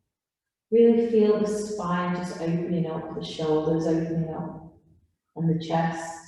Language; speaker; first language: English; native; English